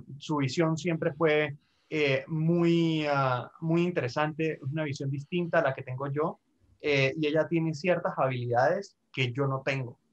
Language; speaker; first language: Spanish; native; Spanish